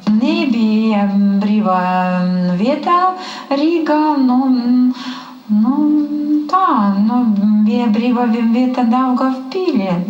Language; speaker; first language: Latvian; non-native, learner; Russian